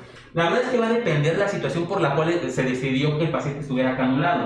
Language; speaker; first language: Spanish; native; Spanish